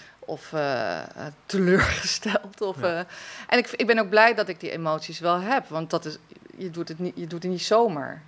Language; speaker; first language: Dutch; native; Dutch